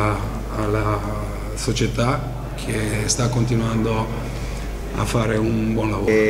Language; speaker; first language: Italian; non-native, fluent; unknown